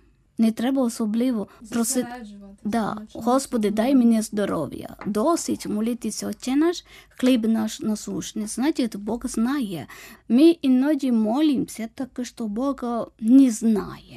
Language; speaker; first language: Ukrainian; non-native, learner; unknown